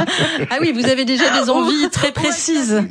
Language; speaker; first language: French; native; French